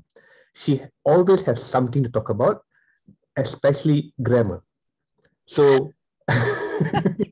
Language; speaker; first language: English; non-native, local second language; Tamil